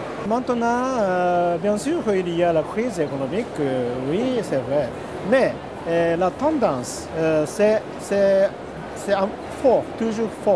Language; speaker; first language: French; non-native, learner; Japanese